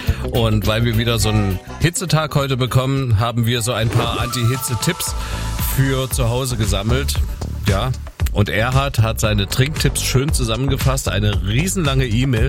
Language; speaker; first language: German; native; German